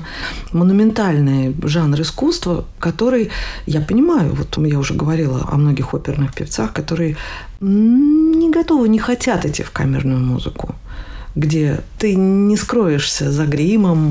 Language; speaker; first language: Russian; native; Russian